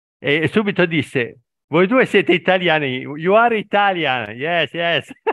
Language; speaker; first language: Italian; native; Italian